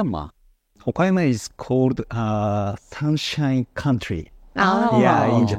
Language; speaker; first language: English; non-native, fluent; Japanese